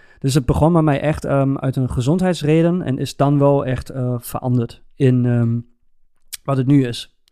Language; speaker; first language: Dutch; native; Dutch